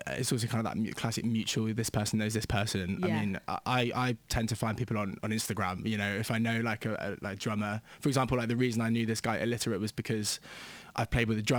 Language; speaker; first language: English; native; English